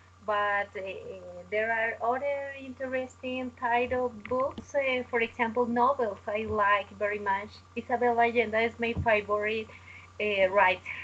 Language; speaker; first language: English; non-native, learner; Spanish